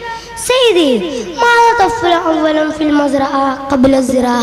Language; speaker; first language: Arabic; non-native, learner; Malayalam